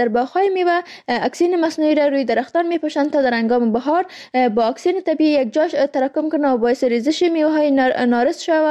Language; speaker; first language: Persian; native; Persian